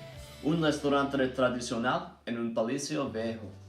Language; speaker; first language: Spanish; non-native, learner; English